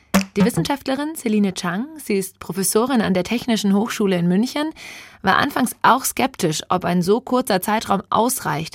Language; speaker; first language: German; native; German